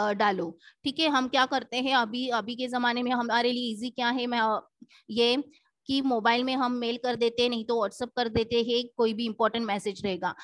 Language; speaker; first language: Hindi; non-native, local second language; Marathi